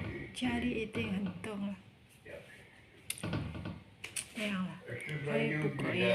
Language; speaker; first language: Chinese; non-native, learner; Indonesian